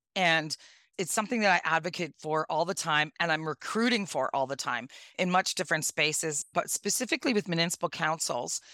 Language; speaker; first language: English; native; English